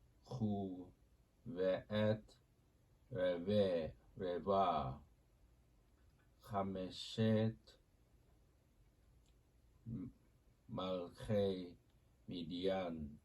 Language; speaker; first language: Hebrew; non-native, learner; Japanese